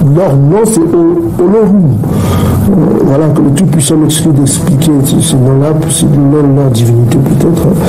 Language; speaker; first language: French; non-native, local second language; Kongo